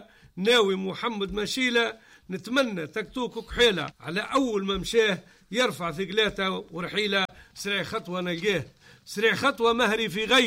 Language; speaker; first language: Arabic; native; Arabic